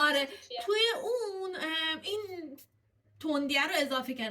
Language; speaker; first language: Persian; native; Persian